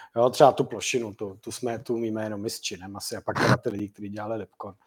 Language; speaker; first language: Czech; native; Czech